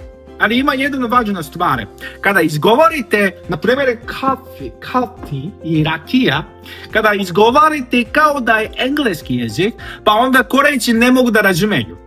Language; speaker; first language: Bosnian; non-native, learner; Korean